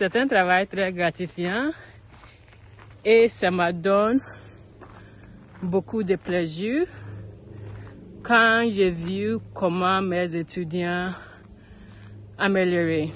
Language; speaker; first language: French; non-native, learner; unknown